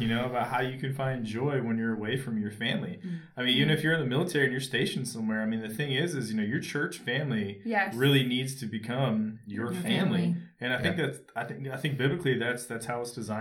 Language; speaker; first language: English; native; English